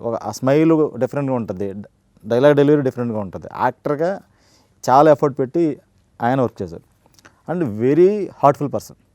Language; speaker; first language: Telugu; native; Telugu